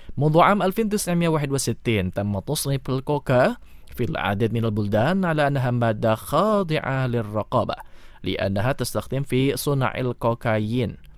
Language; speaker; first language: Arabic; non-native, fluent; Indonesian